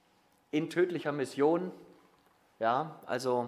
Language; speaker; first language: German; native; German